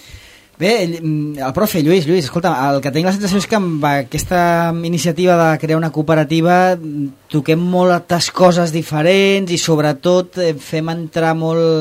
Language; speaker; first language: Catalan; native; Catalan